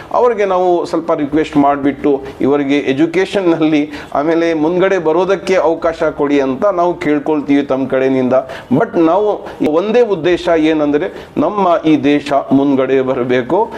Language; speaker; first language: Kannada; non-native, local second language; Urdu